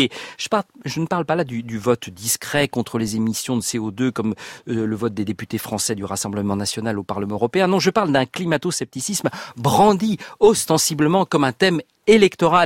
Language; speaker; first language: French; native; French